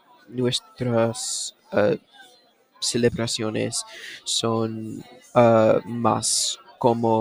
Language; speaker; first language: Spanish; non-native, learner; English